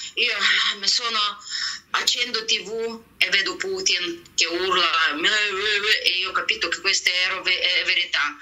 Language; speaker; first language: Italian; non-native, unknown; Russian